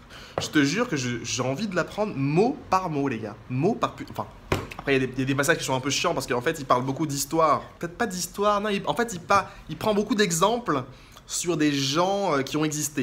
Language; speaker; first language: French; native; French